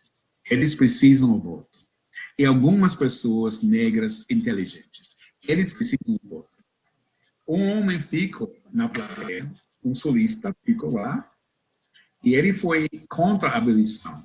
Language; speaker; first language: Portuguese; non-native, fluent; English